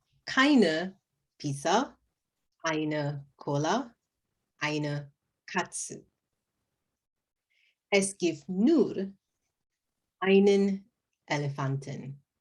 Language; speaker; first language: German; non-native, learner; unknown